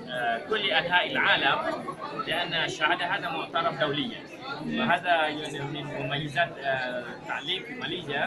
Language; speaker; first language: Arabic; non-native, fluent; Malay